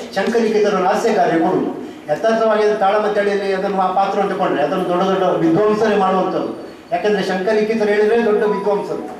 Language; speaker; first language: Kannada; non-native, local second language; Konkani